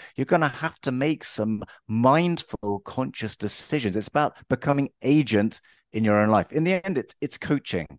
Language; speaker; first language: English; native; English